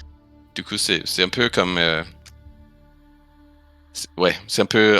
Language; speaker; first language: French; non-native, fluent; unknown